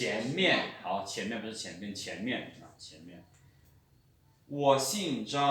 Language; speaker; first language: Chinese; non-native, fluent; Lao